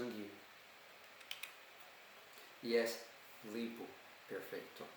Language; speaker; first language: Portuguese; non-native, learner; English